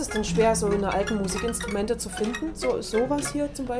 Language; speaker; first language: German; native; German